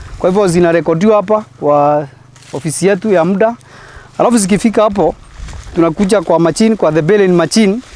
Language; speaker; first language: Swahili; non-native, local second language; Meru